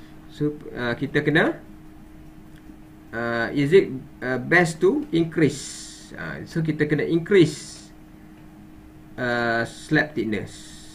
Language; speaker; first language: English; non-native, local second language; Malay